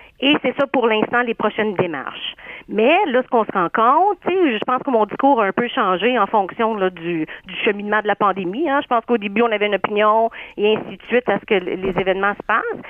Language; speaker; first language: French; native; French